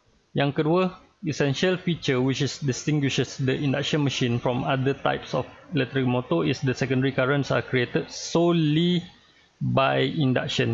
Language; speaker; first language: English; non-native, local second language; Malay